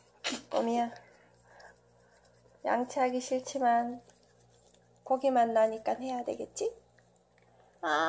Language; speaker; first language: Korean; native; Korean